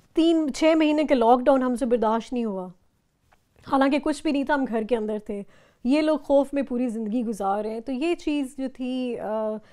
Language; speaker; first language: Urdu; native; Urdu